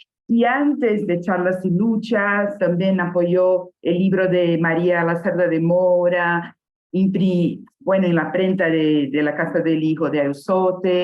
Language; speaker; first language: Spanish; non-native, fluent; Portuguese